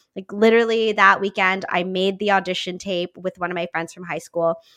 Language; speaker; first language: English; native; English